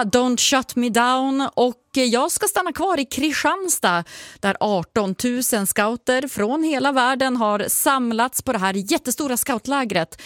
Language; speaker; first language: Swedish; native; Swedish